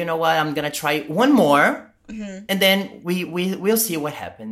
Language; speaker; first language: English; non-native, fluent; Portuguese